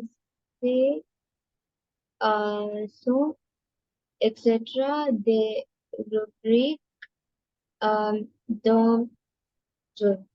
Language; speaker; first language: French; non-native, learner; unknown